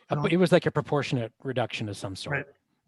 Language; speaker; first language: English; native; English